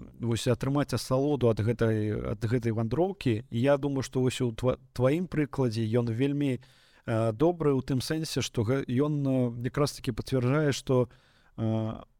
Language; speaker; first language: Belarusian; native; Belarusian